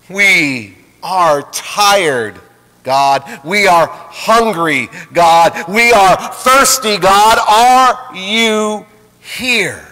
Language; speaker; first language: English; native; English